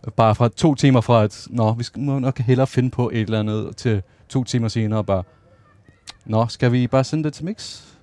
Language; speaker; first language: Danish; non-native, local second language; Faroese